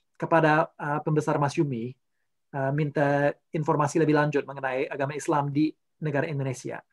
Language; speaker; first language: Indonesian; non-native, fluent; English